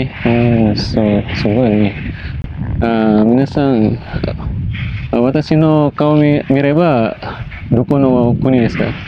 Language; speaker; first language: Japanese; non-native, learner; Indonesian